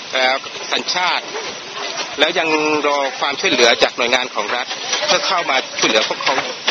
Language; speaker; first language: Thai; non-native, local second language; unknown